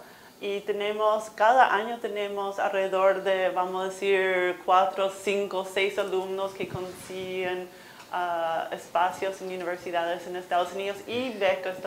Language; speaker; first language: Spanish; non-native, fluent; English